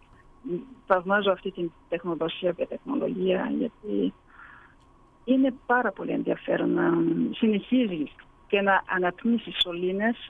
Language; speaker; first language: Greek; early bilingual, heritage; Greek